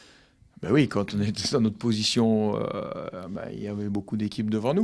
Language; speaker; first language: French; native; French